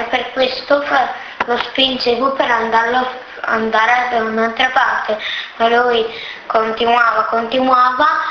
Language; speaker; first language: Italian; early bilingual, other home language; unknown